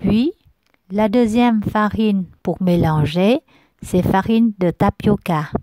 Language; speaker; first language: French; non-native, learner; Vietnamese